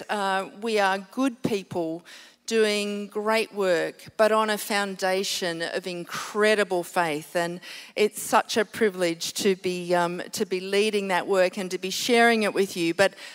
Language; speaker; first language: English; native; English